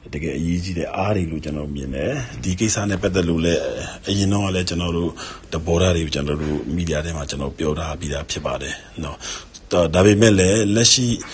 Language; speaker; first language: Burmese; non-native, local second language; Shwe Palaung